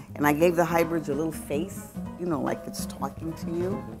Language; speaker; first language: English; native; English